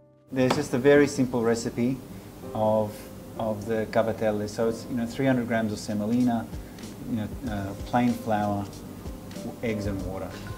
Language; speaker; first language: English; early bilingual, other home language; Italian